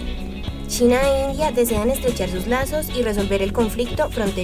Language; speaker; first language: Spanish; native; Spanish